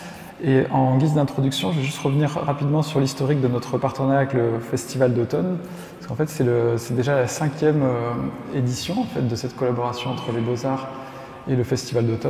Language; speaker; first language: French; native; French